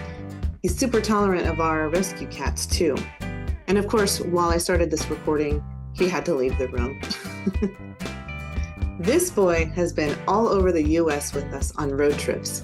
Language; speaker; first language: English; native; English